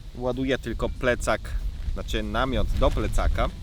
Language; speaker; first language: Polish; native; Polish